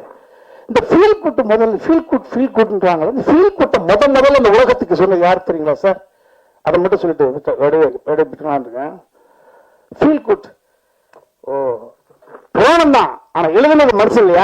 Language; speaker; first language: Tamil; native; Tamil